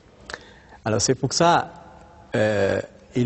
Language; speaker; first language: French; non-native, fluent; Sinhala